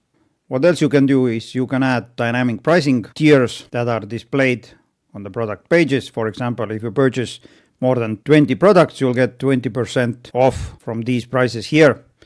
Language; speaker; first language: English; non-native, fluent; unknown